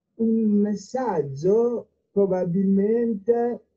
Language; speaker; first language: Italian; non-native, fluent; Akan